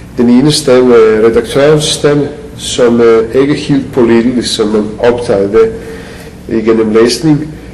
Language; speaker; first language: Danish; non-native, fluent; Serbian